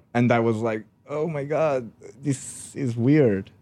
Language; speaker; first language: English; non-native, fluent; Portuguese